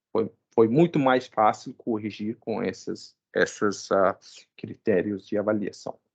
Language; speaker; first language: Portuguese; non-native, fluent; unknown